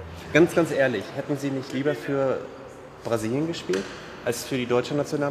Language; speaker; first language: German; native; German